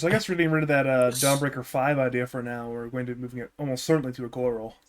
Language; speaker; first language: English; native; English